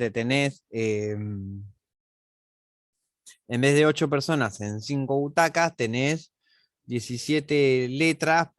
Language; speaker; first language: Spanish; native; Spanish